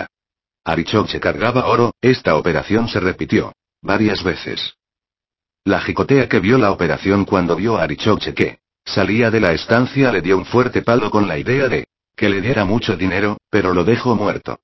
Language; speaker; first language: Spanish; native; Spanish